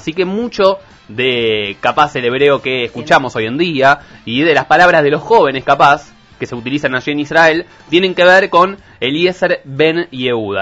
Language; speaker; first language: Spanish; native; Spanish